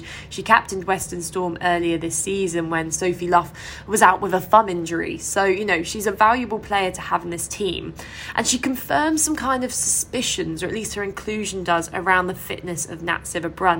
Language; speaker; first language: English; native; English